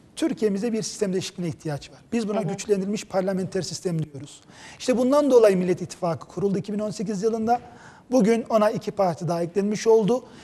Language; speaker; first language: Turkish; native; Turkish